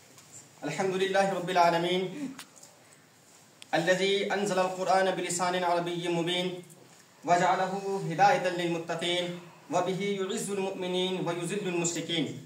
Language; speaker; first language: Arabic; non-native, learner; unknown